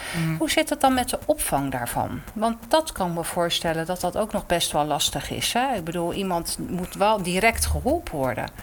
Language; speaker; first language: Dutch; native; Dutch